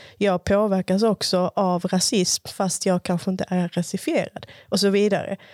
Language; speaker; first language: Swedish; early bilingual, other home language; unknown